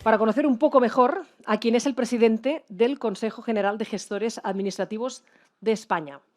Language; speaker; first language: Spanish; non-native, local second language; Catalan